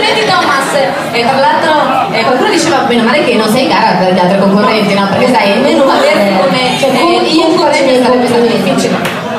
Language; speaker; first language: Italian; native; Italian